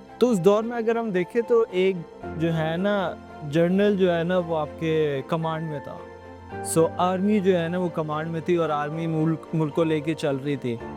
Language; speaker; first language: Urdu; early bilingual, heritage; Urdu